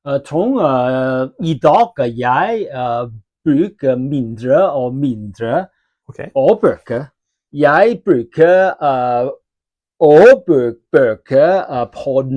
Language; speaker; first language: Norwegian; non-native, learner; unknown